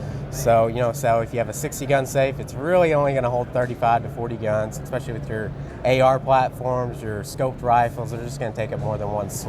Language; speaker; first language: English; native; English